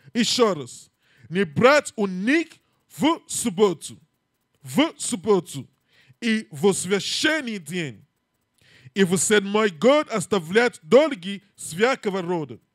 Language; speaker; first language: Russian; non-native, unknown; English